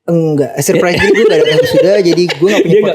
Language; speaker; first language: Indonesian; native; Indonesian